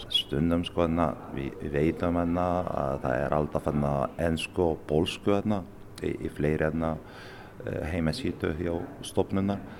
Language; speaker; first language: Icelandic; non-native, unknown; Arabic